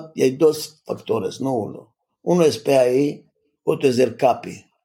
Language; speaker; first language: Spanish; non-native, fluent; Macedonian